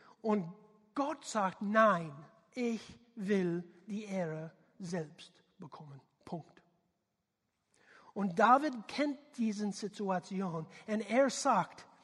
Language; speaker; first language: German; non-native, learner; English